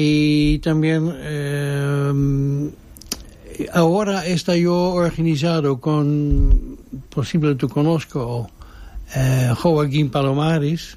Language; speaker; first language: Spanish; non-native, learner; Dutch